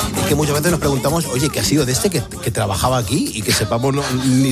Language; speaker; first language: Spanish; native; Spanish